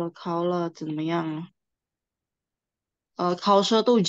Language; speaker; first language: Chinese; non-native, fluent; Indonesian